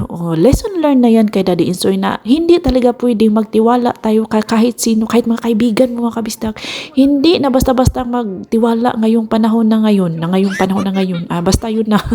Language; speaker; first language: Filipino; non-native, local second language; Cebuano